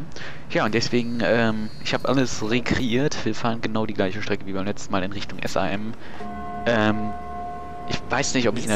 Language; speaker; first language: German; native; German